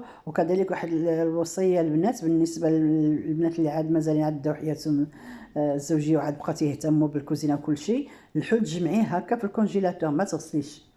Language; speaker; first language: Arabic; native; Arabic